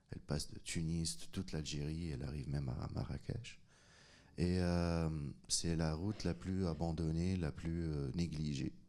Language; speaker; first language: French; non-native, local second language; Arabic